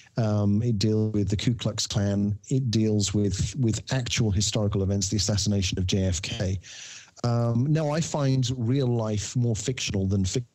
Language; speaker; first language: English; native; English